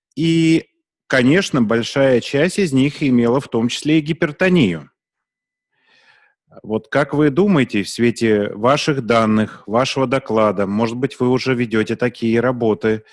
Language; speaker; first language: Russian; native; Russian